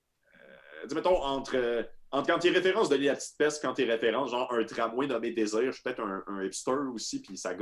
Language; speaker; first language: French; native; French